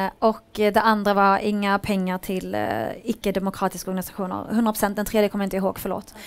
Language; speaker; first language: Swedish; early bilingual, other home language; Arabic